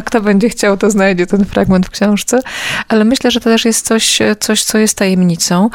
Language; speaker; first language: Polish; native; Polish